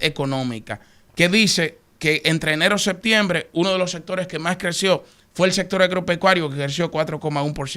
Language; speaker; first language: Spanish; native; Spanish